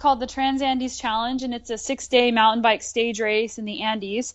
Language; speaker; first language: English; native; English